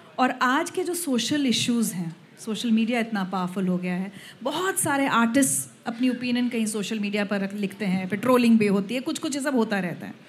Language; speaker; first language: Hindi; native; Hindi